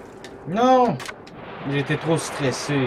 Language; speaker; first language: French; native; French